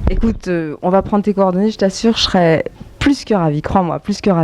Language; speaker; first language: French; native; French